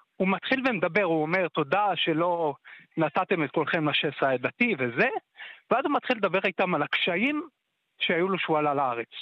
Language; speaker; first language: Hebrew; native; Hebrew